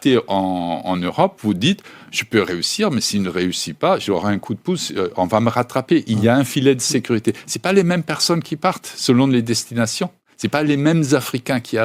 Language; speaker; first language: French; native; French